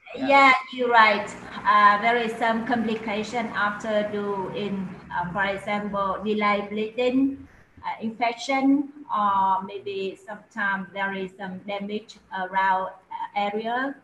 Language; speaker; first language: English; non-native, learner; Vietnamese